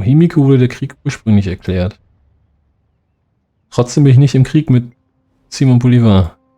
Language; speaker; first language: German; native; German